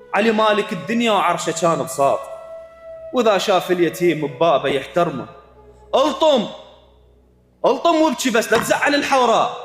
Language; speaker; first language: Arabic; native; Arabic